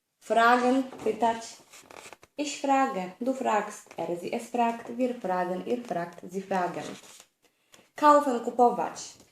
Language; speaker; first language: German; non-native, fluent; Polish